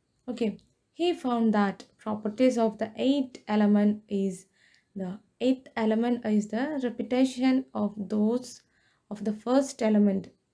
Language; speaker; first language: English; non-native, local second language; Malayalam